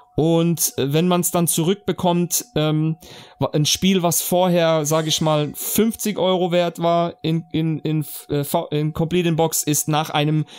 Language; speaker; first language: German; native; German